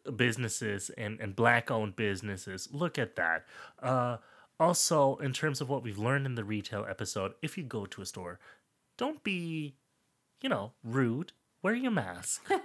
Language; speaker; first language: English; non-native, fluent; German